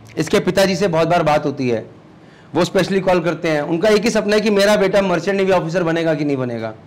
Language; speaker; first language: Hindi; native; Hindi